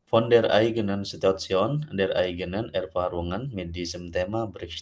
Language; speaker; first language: German; non-native, learner; Indonesian